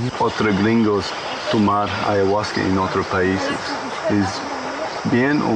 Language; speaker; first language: Spanish; non-native, learner; English